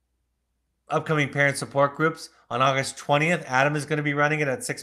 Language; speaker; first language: English; native; English